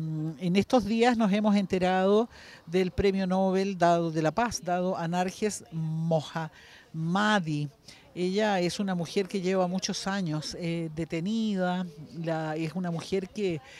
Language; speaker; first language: Spanish; native; Spanish